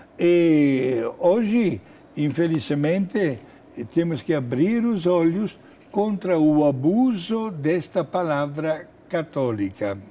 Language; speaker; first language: Portuguese; non-native, fluent; Italian